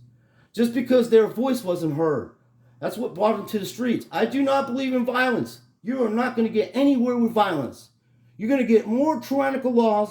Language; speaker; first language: English; native; English